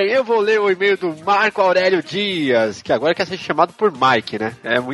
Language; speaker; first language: Portuguese; native; Portuguese